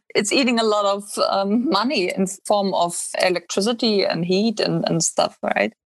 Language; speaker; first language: English; non-native, fluent; German